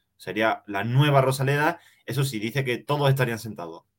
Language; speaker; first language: Spanish; native; Spanish